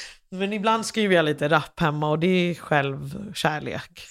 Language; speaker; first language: Swedish; non-native, fluent; English